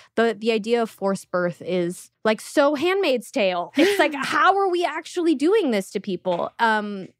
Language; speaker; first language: English; early bilingual, other home language; Russian